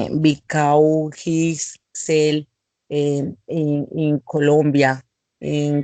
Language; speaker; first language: English; non-native, learner; Spanish